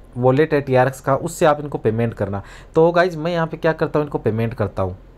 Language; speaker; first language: Hindi; native; Hindi